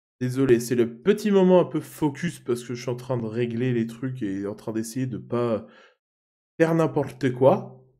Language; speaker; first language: French; native; French